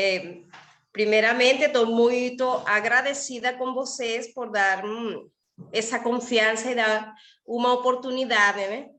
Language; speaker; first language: Portuguese; non-native, learner; Spanish